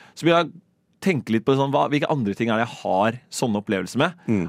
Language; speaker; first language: Norwegian; native; Norwegian